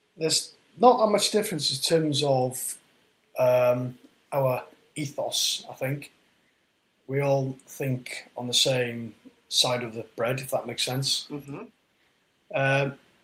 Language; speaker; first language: English; native; English